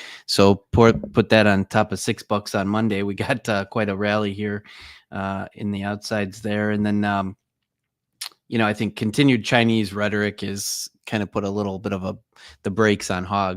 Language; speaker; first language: English; native; English